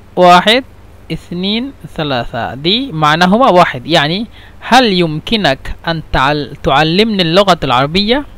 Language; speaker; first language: Egyptian Arabic; non-native, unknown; Bangla